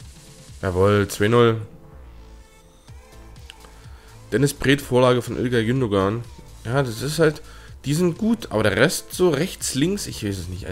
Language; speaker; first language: German; native; German